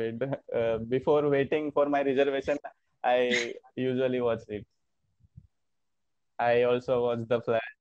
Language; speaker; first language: English; non-native, learner; Hindi